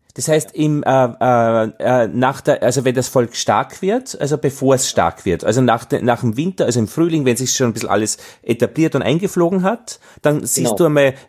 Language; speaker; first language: German; native; German